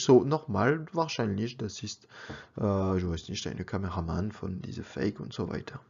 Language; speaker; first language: German; non-native, learner; French